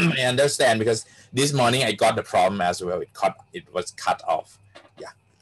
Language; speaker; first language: English; non-native, fluent; Thai